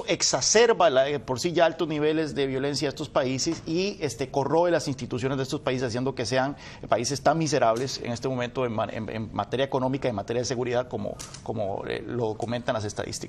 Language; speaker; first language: Spanish; native; Spanish